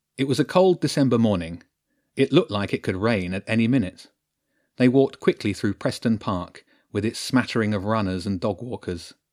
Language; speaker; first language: English; native; English